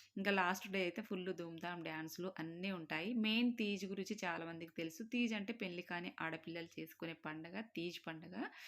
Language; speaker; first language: Telugu; non-native, local second language; Marwari